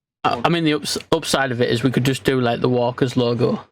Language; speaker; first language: English; native; English